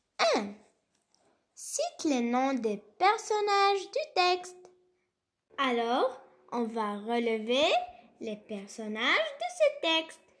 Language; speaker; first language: French; non-native, local second language; Arabic